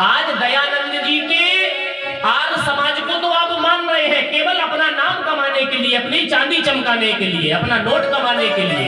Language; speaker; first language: Hindi; native; Hindi